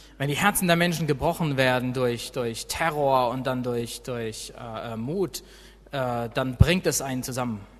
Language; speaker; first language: German; native; German